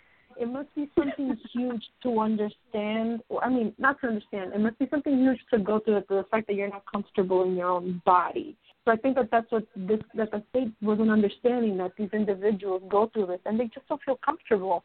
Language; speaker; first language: English; early bilingual, other home language; Spanish